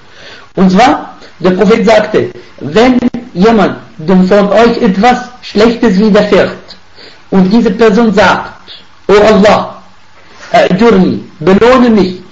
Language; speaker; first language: German; non-native, fluent; Arabic